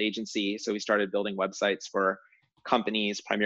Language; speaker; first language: English; native; English